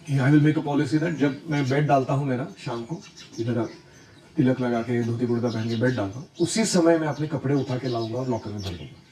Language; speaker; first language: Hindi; non-native, local second language; Marathi